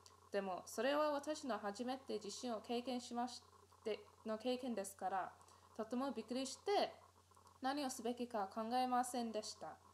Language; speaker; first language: Japanese; non-native, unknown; English